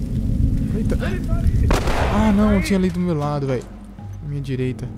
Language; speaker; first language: Portuguese; native; Portuguese